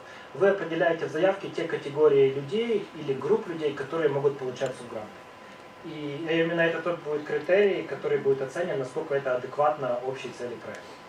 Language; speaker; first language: Russian; non-native, fluent; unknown